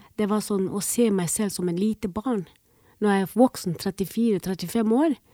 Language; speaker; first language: Norwegian; non-native, fluent; Somali